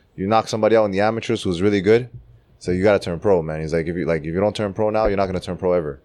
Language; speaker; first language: English; early bilingual, other home language; Czech